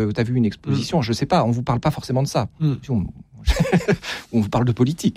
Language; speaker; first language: French; native; French